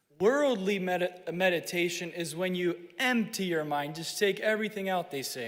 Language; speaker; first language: English; native; English